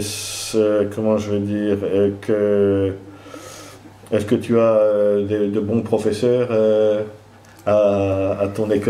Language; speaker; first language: French; non-native, fluent; Dutch